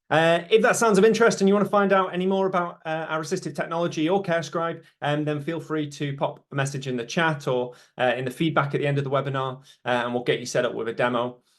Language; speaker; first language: English; native; English